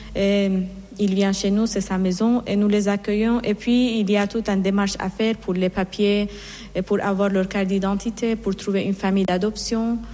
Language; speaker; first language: French; non-native, fluent; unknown